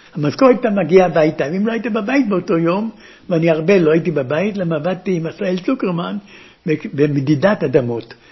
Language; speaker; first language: Hebrew; early bilingual, other home language; German